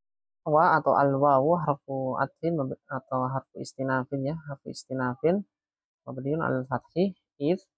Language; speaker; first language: Arabic; non-native, fluent; Indonesian